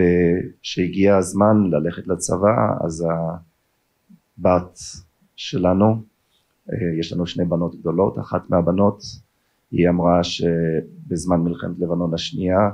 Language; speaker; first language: Hebrew; early bilingual, other home language; German